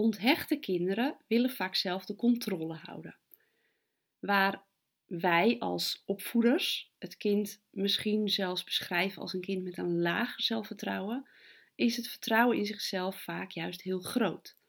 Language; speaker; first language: Dutch; native; Dutch